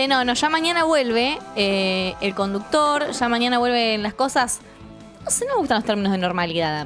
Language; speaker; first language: Spanish; native; Spanish